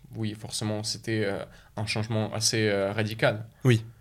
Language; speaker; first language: French; early bilingual, other home language; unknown